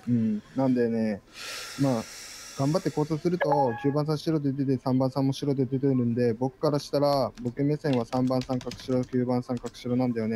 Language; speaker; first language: Japanese; native; Japanese